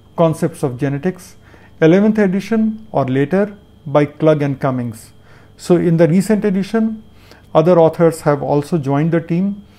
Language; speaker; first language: English; non-native, local second language; Hindi